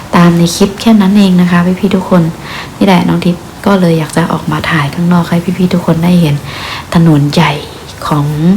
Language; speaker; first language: Thai; non-native, local second language; Khün